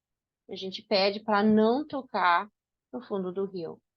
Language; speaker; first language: Portuguese; non-native, fluent; English